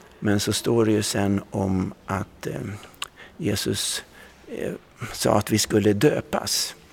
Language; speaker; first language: Swedish; native; Swedish